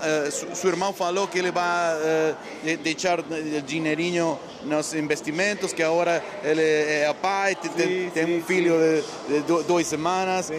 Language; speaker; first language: Portuguese; non-native, learner; Spanish